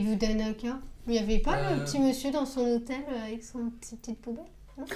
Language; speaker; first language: French; native; French